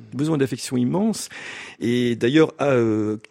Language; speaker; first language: French; native; French